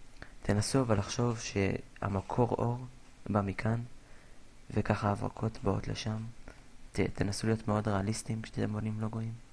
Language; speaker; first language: Hebrew; native; Hebrew